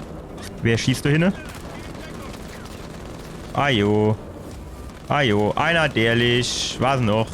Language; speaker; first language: German; native; German